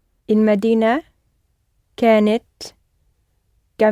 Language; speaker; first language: Arabic; non-native, learner; English